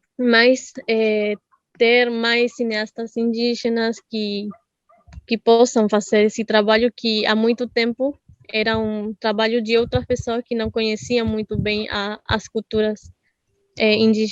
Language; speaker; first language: Portuguese; non-native, fluent; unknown